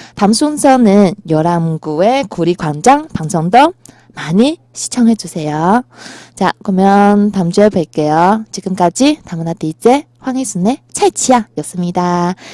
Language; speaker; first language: Korean; non-native, fluent; Chinese